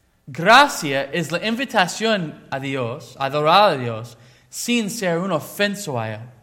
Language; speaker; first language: Spanish; non-native, learner; English